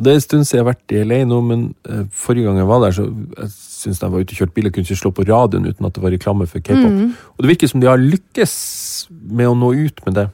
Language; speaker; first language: Norwegian; native; Norwegian